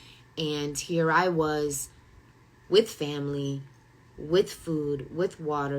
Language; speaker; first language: English; native; English